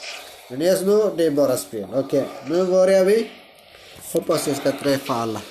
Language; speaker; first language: Swedish; non-native, learner; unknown